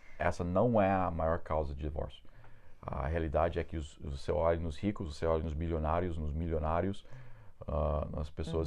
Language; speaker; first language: Portuguese; non-native, fluent; English